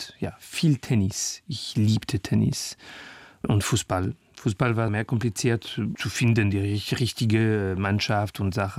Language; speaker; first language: German; non-native, fluent; French